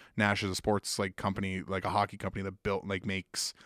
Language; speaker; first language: English; native; English